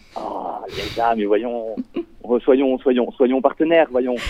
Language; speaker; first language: French; native; French